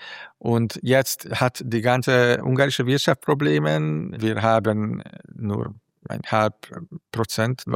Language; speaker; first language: German; non-native, fluent; Hungarian